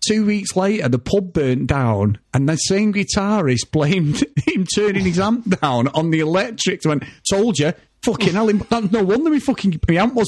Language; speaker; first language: English; native; English